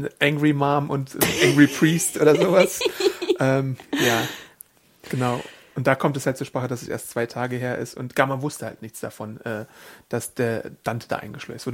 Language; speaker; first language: German; native; German